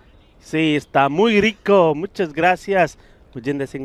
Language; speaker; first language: Spanish; non-native, learner; Punjabi